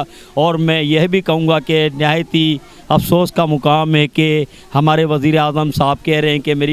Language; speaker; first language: Urdu; native; Urdu